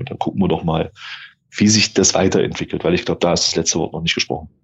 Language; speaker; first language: German; native; German